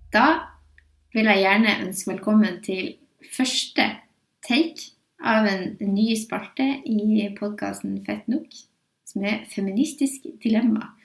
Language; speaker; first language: Norwegian; native; Norwegian